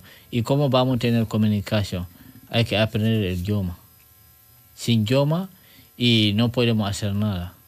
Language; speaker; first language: Spanish; non-native, learner; French